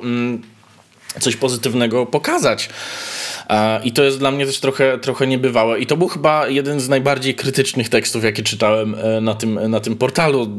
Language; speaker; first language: Polish; native; Polish